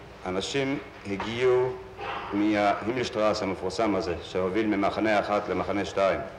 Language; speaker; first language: Hebrew; non-native, fluent; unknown